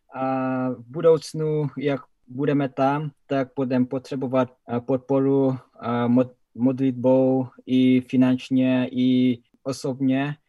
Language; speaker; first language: Czech; non-native, learner; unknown